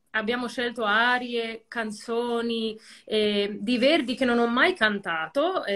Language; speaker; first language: Italian; non-native, fluent; English